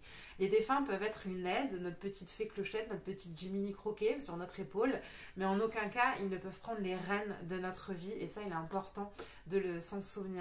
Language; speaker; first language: French; native; French